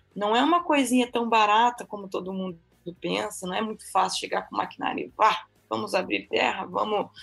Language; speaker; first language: Portuguese; native; Portuguese